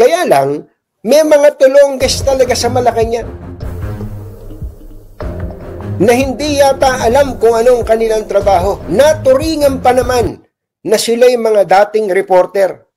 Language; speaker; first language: Filipino; native; Filipino